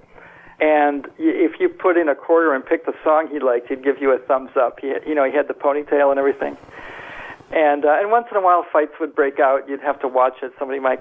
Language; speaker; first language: English; native; English